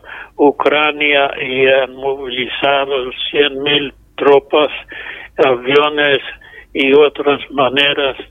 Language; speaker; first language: Spanish; non-native, fluent; English